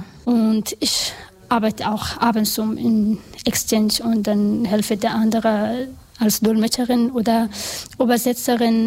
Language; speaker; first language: German; non-native, learner; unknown